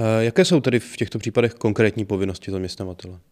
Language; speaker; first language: Czech; native; Czech